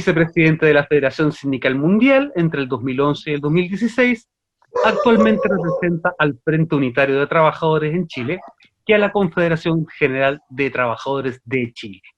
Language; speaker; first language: Spanish; native; Spanish